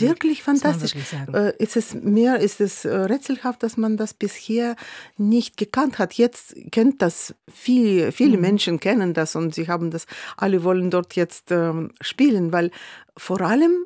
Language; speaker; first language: German; non-native, fluent; Russian